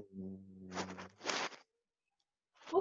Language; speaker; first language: English; non-native, learner; Spanish